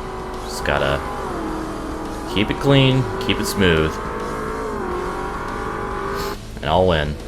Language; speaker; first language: English; native; English